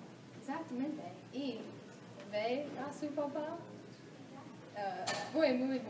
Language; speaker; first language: Spanish; non-native, learner; English